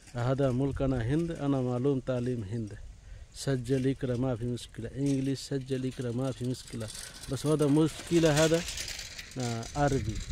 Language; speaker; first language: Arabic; non-native, learner; Hindi